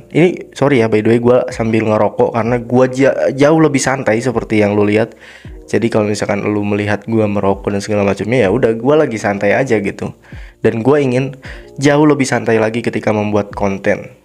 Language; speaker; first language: Indonesian; native; Indonesian